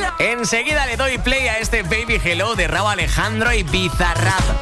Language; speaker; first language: Spanish; native; Spanish